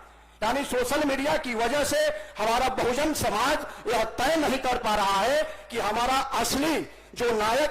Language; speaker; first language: Hindi; native; Hindi